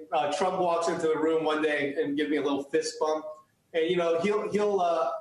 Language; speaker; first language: English; early bilingual, other home language; Chinese